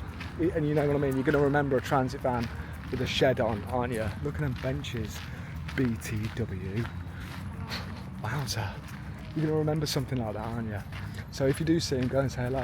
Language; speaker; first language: English; native; English